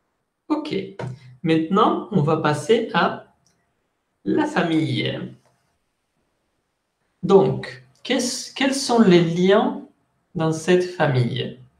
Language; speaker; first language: French; non-native, fluent; Spanish